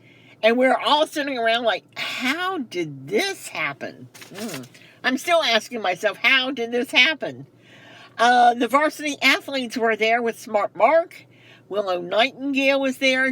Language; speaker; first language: English; native; English